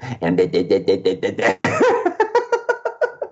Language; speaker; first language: English; native; English